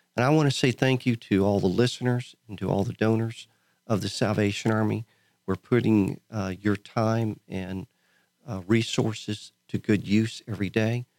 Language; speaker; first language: English; native; English